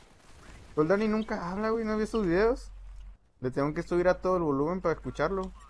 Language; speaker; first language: Spanish; native; Spanish